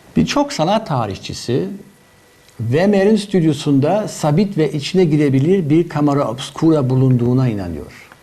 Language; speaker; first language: Turkish; non-native, fluent; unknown